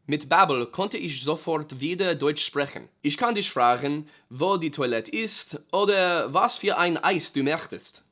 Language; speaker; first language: German; non-native, learner; English